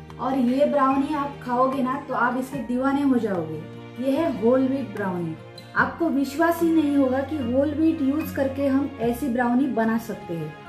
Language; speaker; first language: Hindi; non-native, local second language; Marathi